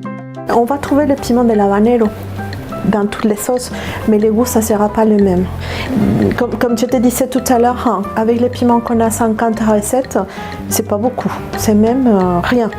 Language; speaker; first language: French; non-native, fluent; Spanish